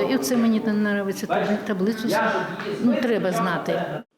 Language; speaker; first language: Ukrainian; non-native, local second language; Russian